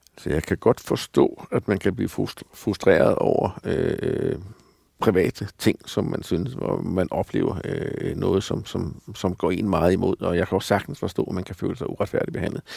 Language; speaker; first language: Danish; native; Danish